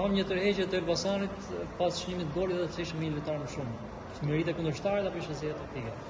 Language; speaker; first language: Albanian; native; Albanian